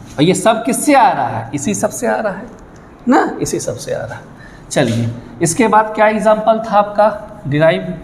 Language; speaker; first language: Hindi; native; Hindi